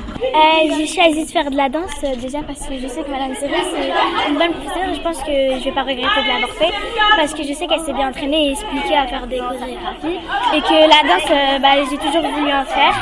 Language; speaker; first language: French; native; French